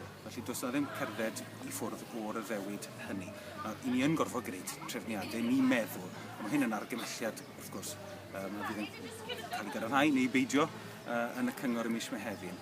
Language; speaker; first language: Welsh; native; Welsh